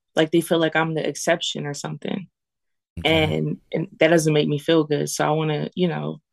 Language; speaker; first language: English; native; English